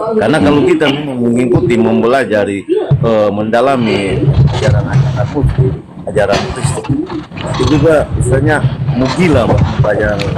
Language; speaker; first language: Indonesian; non-native, local second language; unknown